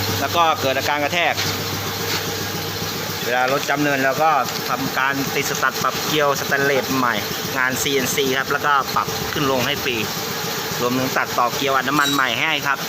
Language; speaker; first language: Thai; native; Thai